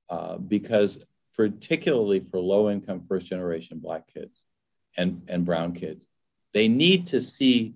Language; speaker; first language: English; native; English